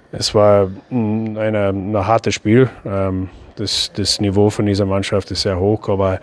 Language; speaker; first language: German; non-native, fluent; English